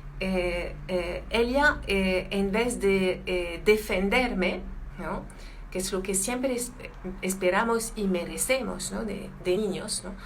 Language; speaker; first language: Spanish; non-native, fluent; French